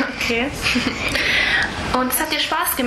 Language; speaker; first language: German; native; German